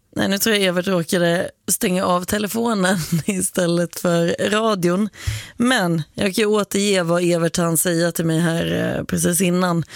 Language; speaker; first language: Swedish; native; Swedish